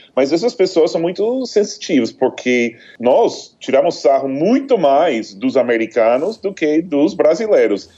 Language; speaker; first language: Portuguese; non-native, fluent; English